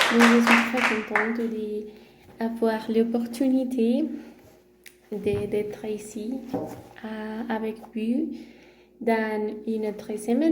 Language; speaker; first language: French; non-native, learner; Spanish